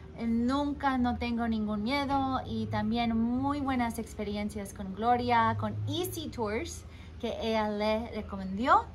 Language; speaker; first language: Spanish; non-native, learner; English